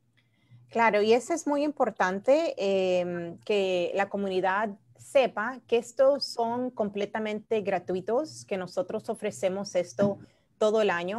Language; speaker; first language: Spanish; early bilingual, heritage; Spanish